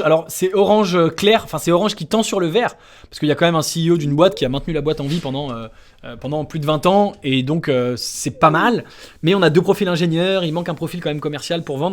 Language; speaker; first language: French; native; French